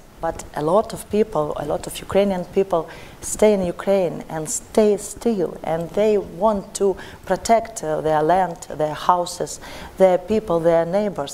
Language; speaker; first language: English; non-native, learner; Ukrainian